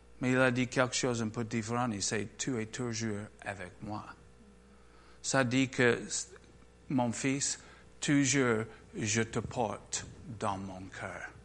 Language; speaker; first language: French; non-native, learner; English